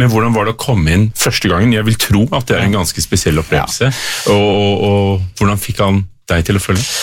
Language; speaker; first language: Norwegian; native; Norwegian